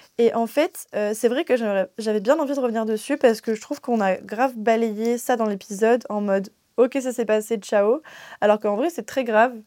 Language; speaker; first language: French; native; French